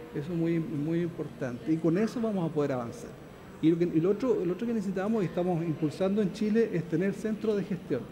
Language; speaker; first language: Spanish; native; Spanish